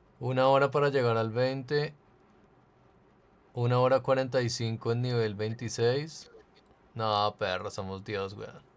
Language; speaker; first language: Spanish; native; Spanish